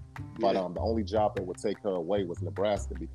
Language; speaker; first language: English; native; English